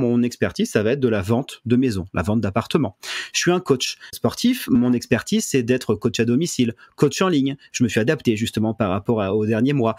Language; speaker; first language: French; native; French